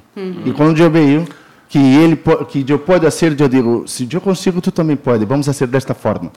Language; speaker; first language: Spanish; non-native, learner; Portuguese